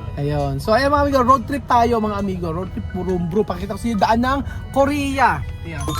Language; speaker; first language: Filipino; native; Filipino